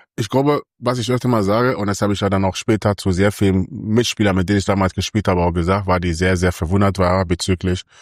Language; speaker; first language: German; early bilingual, other home language; Akan